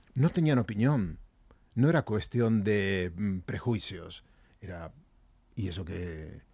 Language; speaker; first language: Spanish; native; Spanish